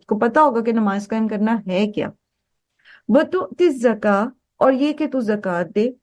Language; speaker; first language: Urdu; native; Urdu